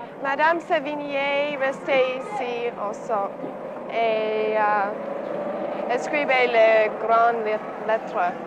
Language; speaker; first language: French; non-native, learner; English